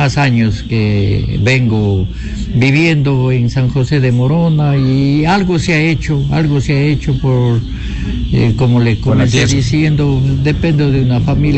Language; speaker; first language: Spanish; native; Spanish